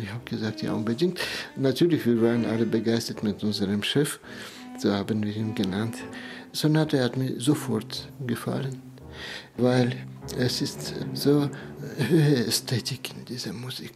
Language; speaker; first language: German; non-native, fluent; Russian